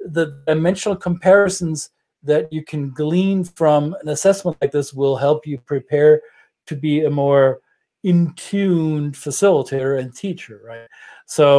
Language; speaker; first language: English; non-native, fluent; German